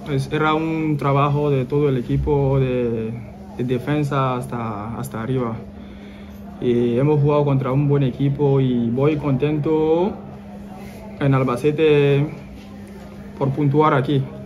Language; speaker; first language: Spanish; non-native, fluent; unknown